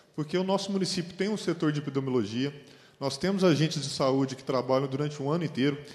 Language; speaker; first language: Portuguese; native; Portuguese